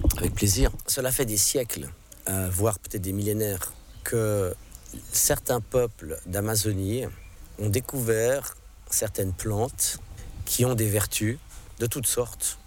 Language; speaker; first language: French; non-native, local second language; English